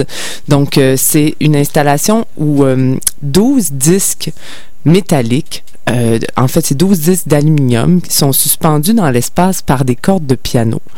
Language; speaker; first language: French; native; French